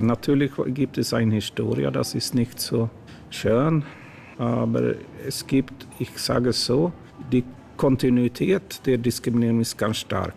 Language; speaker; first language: German; non-native, fluent; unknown